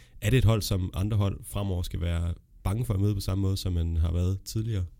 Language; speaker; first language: Danish; native; Danish